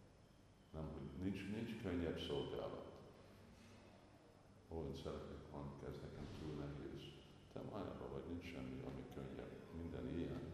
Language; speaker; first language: Hungarian; non-native, fluent; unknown